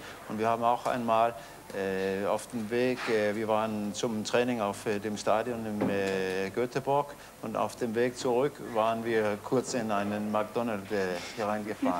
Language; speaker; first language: German; non-native, fluent; Danish